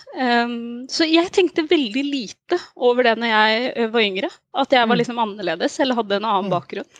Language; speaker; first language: Norwegian; early bilingual, other home language; Somali